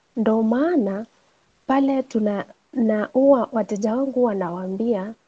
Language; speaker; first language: Swahili; non-native, local second language; Gusii